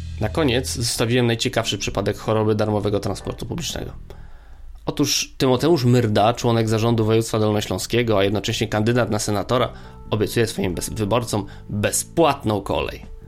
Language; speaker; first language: Polish; native; Polish